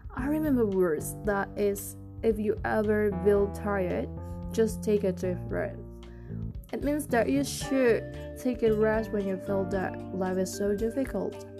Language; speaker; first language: English; non-native, learner; Indonesian